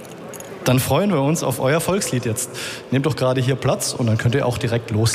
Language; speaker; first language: German; native; German